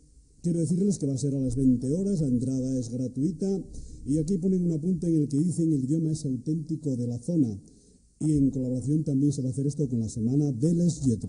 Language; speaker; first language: Spanish; native; Spanish